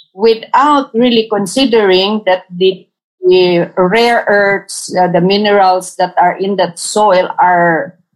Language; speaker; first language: English; non-native, local second language; Tausug